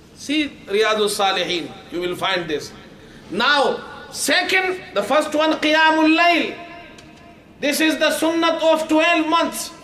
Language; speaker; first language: English; non-native, local second language; Urdu